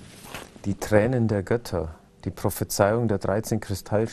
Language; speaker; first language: German; native; German